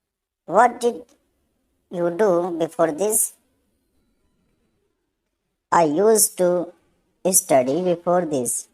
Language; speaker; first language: English; non-native, learner; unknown